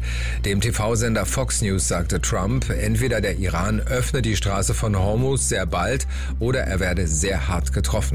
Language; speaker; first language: German; native; German